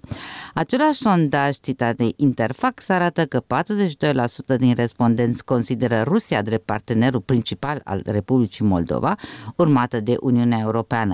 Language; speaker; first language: Romanian; native; Romanian